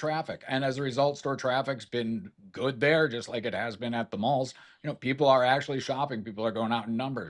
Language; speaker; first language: English; native; English